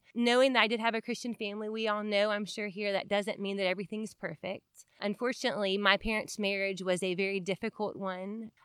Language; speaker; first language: English; native; English